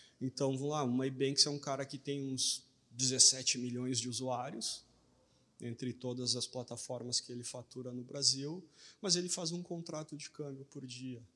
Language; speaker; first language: Portuguese; native; Portuguese